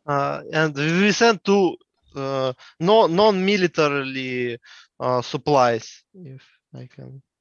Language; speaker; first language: English; non-native, learner; Russian